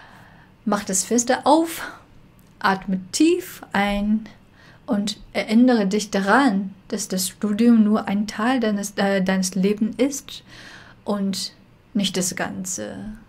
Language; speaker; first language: German; non-native, fluent; Chinese